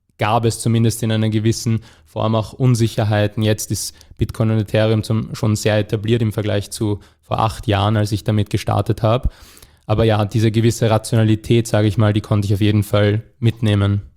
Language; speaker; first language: German; native; German